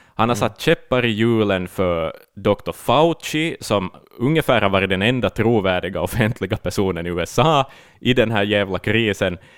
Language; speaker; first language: Swedish; native; Swedish